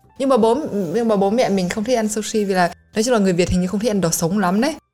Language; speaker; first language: Vietnamese; early bilingual, heritage; Vietnamese